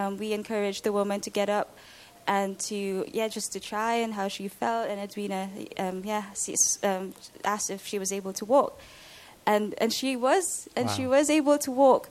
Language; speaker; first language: English; non-native, local second language; Filipino